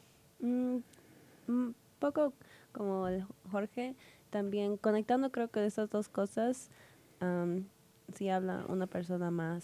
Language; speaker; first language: Spanish; early bilingual, heritage; Spanish